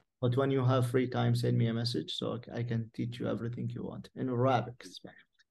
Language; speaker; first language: English; non-native, fluent; Arabic